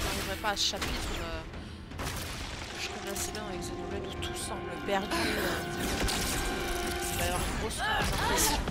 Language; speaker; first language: French; native; French